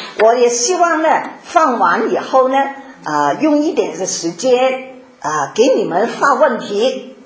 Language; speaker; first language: Chinese; non-native, local second language; Cantonese